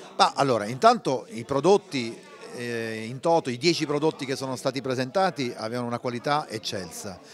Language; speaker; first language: Italian; native; Italian